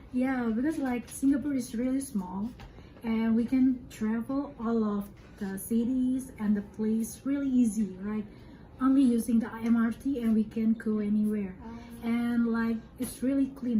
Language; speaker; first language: English; non-native, learner; Indonesian